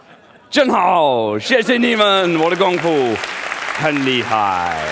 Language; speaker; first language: Chinese; non-native, learner; English